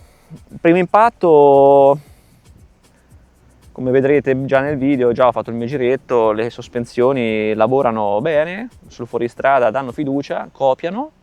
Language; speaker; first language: Italian; native; Italian